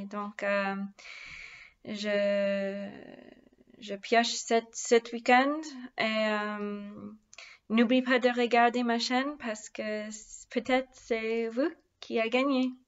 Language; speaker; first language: French; non-native, fluent; English